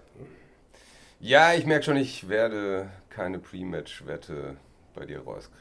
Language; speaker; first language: German; native; German